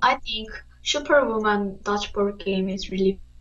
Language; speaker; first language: English; non-native, learner; Korean